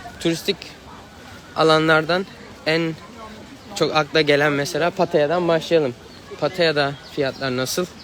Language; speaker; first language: Turkish; native; Turkish